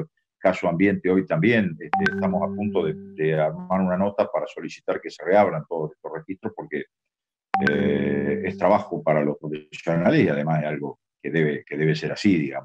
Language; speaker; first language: Spanish; native; Spanish